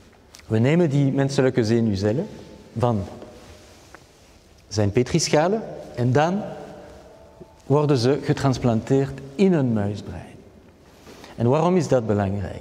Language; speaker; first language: Dutch; non-native, fluent; French